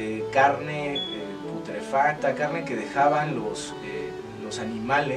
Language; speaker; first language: Spanish; native; Spanish